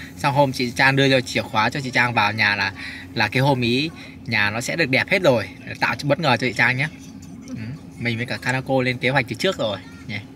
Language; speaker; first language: Vietnamese; native; Vietnamese